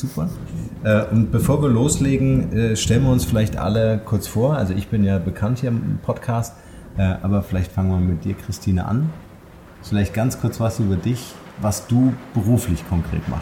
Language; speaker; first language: German; native; German